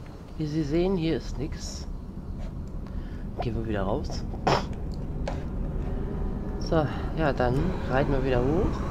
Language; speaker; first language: German; native; German